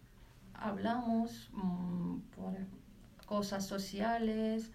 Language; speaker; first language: Spanish; non-native, learner; Arabic